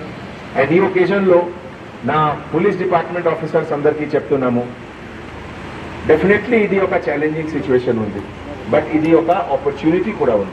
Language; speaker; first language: Telugu; non-native, local second language; Hindi